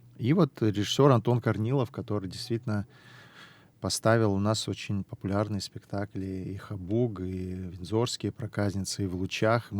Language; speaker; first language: Russian; non-native, local second language; Abkhazian